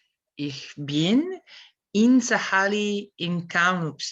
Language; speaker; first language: German; non-native, learner; English